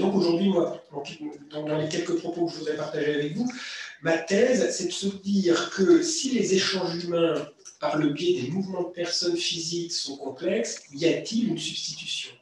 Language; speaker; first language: French; native; French